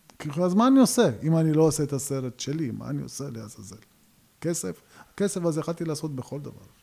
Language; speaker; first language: Hebrew; early bilingual, other home language; Georgian